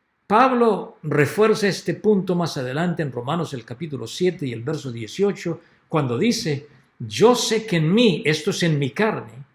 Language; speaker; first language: Spanish; native; Spanish